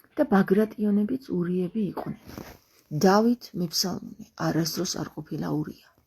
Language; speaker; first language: Georgian; native; Georgian